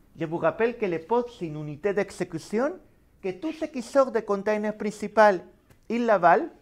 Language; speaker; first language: French; non-native, fluent; Spanish